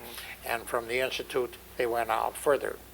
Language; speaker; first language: English; native; English